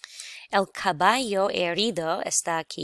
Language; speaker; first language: Spanish; non-native, fluent; English